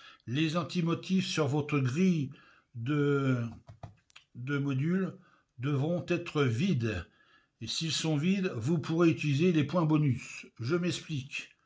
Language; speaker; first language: French; native; French